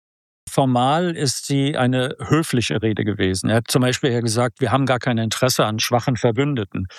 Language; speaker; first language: German; native; German